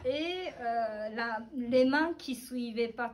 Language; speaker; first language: French; non-native, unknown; Japanese